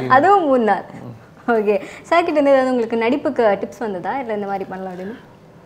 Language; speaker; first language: Tamil; native; Tamil